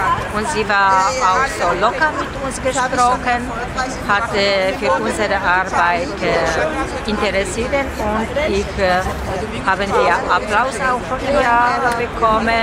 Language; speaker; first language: German; non-native, learner; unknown